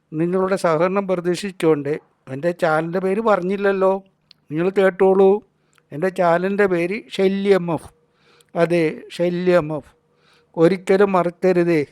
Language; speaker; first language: Malayalam; native; Malayalam